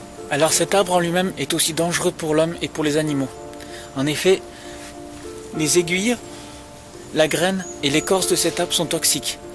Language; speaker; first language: French; native; French